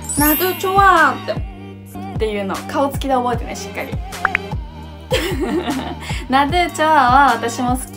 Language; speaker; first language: Japanese; native; Japanese